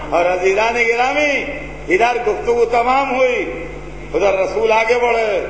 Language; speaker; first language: Urdu; native; Urdu